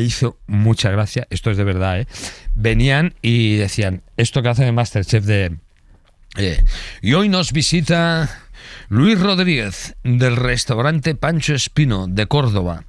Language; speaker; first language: Spanish; native; Spanish